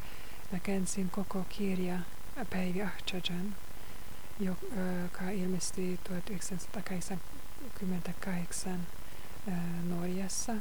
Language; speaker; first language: Finnish; non-native, fluent; Hungarian